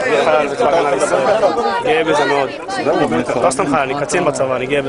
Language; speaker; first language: Hebrew; native; Hebrew